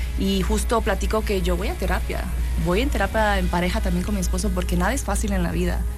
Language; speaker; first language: Spanish; early bilingual, heritage; Spanish